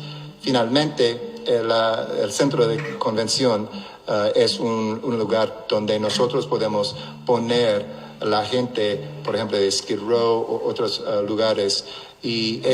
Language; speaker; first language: Spanish; non-native, local second language; English